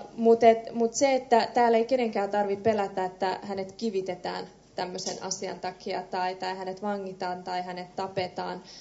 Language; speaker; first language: Finnish; early bilingual, other home language; Persian